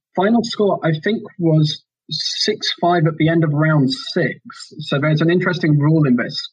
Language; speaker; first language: English; native; English